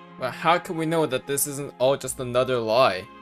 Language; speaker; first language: English; native; English